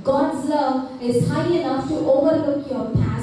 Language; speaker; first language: English; non-native, local second language; Telugu